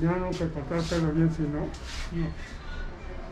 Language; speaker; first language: Spanish; native; Spanish